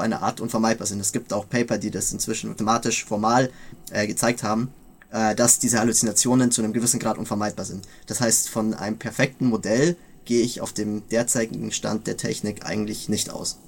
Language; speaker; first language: German; native; German